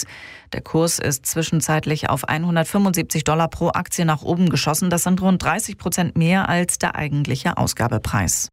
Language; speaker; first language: German; native; German